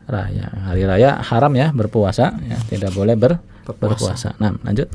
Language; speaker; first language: Indonesian; native; Indonesian